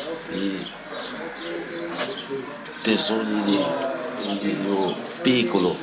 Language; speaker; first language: Italian; non-native, learner; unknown